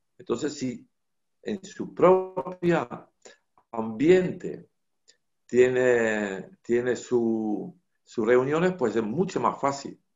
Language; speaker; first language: Spanish; non-native, fluent; Dutch